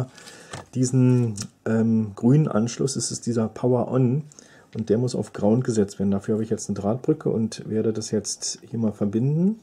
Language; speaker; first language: German; native; German